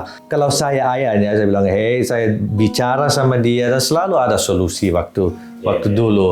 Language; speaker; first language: Indonesian; non-native, fluent; Dutch